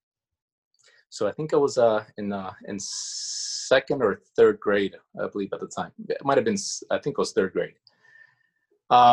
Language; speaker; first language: English; non-native, fluent; Portuguese